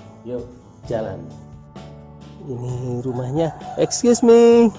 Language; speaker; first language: Indonesian; native; Indonesian